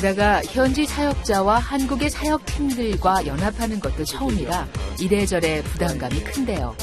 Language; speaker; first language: Korean; native; Korean